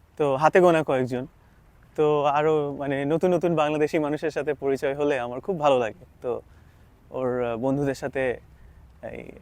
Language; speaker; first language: Bangla; native; Bangla